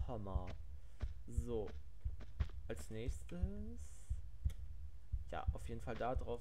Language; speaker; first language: German; native; German